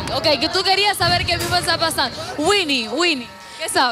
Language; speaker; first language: Spanish; native; Spanish